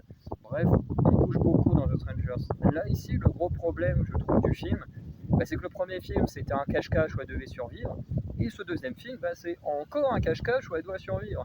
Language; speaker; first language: French; native; French